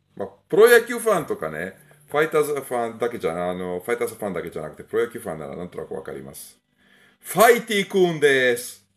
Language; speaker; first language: Japanese; non-native, fluent; Italian